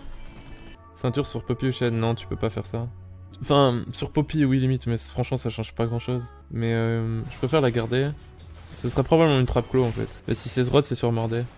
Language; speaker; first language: French; native; French